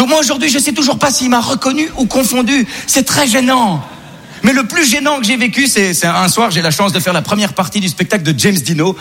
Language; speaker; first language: French; native; French